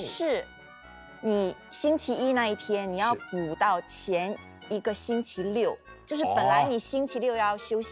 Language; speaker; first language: Chinese; native; Chinese